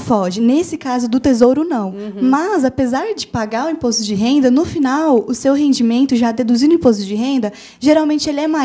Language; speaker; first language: Portuguese; native; Portuguese